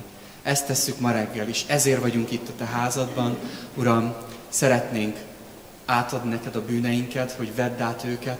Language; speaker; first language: Hungarian; native; Hungarian